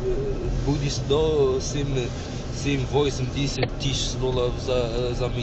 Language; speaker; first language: Russian; non-native, learner; Arabic